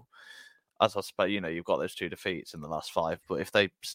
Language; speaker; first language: English; native; English